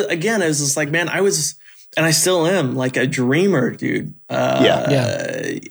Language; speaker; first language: English; native; English